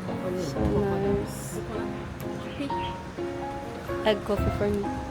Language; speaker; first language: English; non-native, local second language; Filipino